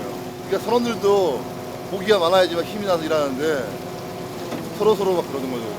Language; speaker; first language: Korean; native; Korean